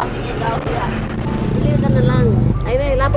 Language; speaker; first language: Filipino; non-native, local second language; Cebuano